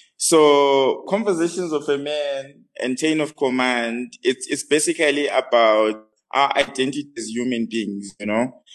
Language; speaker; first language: English; non-native, local second language; North Ndebele